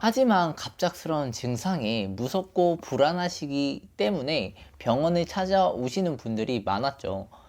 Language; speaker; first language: Korean; native; Korean